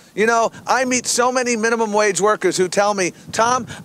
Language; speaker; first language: English; native; English